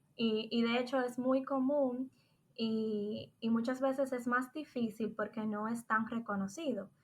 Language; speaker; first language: Spanish; native; Spanish